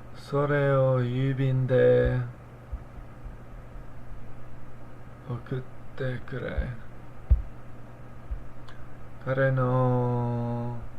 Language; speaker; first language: Japanese; non-native, learner; English